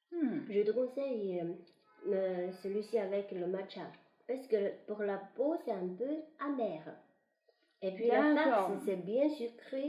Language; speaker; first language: French; non-native, fluent; Chinese